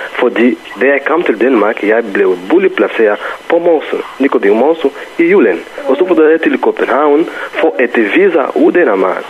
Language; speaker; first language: Danish; non-native, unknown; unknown